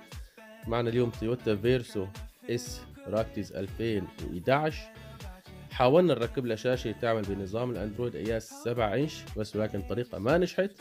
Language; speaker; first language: Arabic; native; Arabic